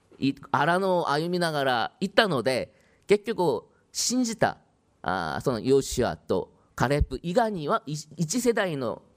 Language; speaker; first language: Japanese; non-native, fluent; Korean